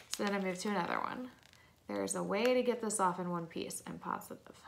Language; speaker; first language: English; native; English